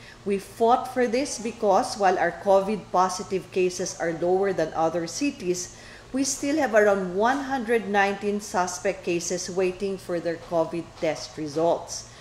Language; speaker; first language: English; non-native, local second language; Chavacano